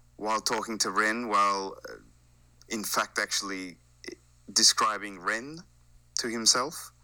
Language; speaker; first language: English; native; English